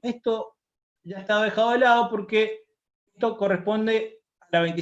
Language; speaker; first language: Spanish; native; Spanish